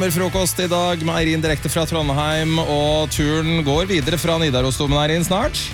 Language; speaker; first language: Norwegian; native; Norwegian